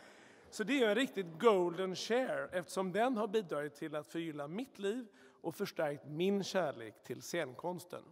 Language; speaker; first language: Swedish; native; Swedish